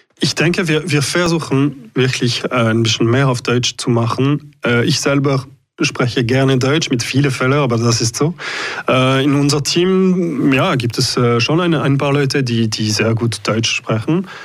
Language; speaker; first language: German; non-native, local second language; French